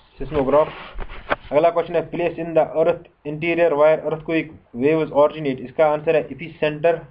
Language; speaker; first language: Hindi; non-native, local second language; Kashmiri